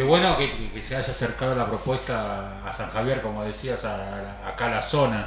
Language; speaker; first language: Spanish; native; Spanish